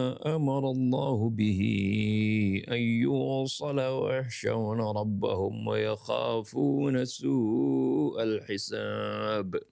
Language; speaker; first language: Arabic; non-native, fluent; Indonesian